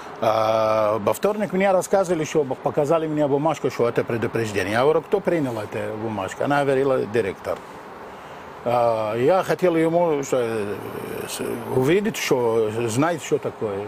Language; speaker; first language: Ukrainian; non-native, learner; Arabic